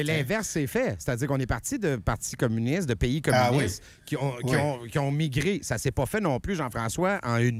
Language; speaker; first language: French; native; French